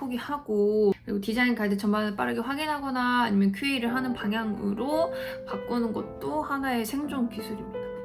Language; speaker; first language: Korean; native; Korean